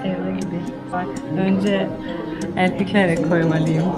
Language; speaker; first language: Turkish; non-native, fluent; Slovenian